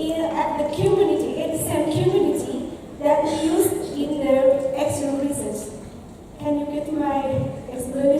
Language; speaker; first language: English; non-native, learner; Indonesian